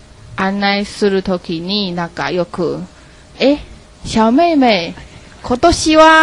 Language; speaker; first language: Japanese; non-native, fluent; Chinese